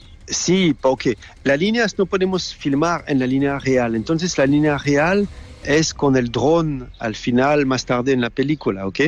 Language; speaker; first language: Spanish; non-native, learner; French